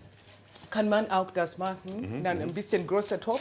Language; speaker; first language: German; non-native, learner; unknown